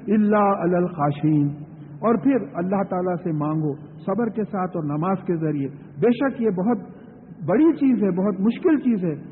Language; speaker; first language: Urdu; native; Urdu